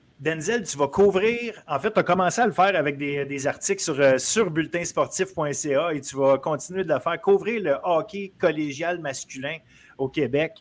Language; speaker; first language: French; native; French